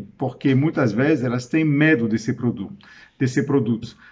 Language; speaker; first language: Portuguese; non-native, fluent; French